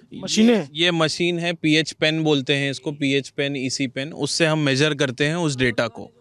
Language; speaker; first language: Hindi; native; Hindi